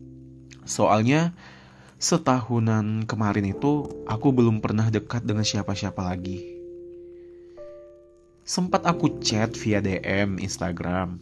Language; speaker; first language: Indonesian; native; Indonesian